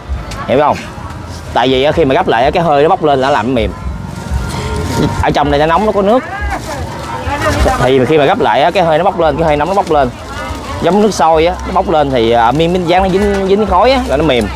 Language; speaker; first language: Vietnamese; native; Vietnamese